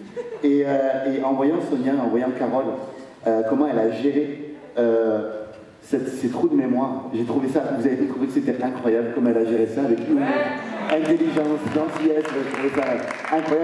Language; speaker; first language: French; native; French